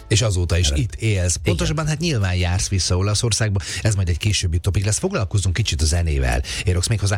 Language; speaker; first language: Hungarian; native; Hungarian